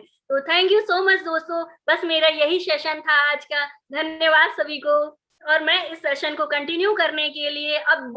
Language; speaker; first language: Hindi; native; Hindi